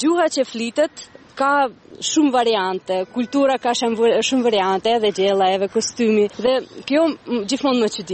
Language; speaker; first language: Albanian; non-native, fluent; Russian